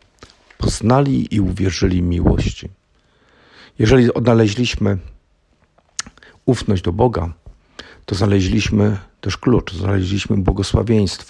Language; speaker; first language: Polish; native; Polish